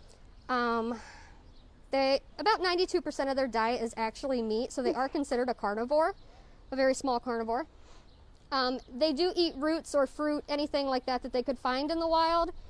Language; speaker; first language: English; native; English